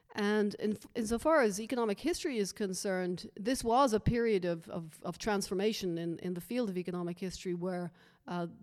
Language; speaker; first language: English; native; English